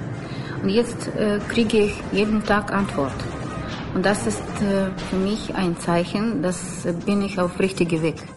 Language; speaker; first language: German; non-native, learner; Russian